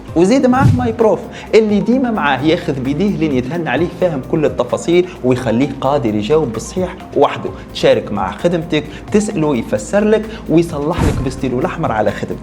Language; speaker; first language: Arabic; native; Arabic